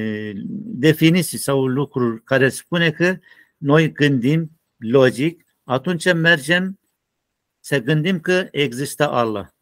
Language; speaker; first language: Romanian; non-native, learner; Turkish